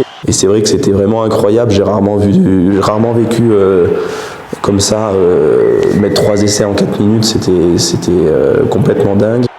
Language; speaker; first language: French; native; French